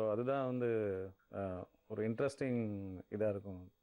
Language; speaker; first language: Tamil; native; Tamil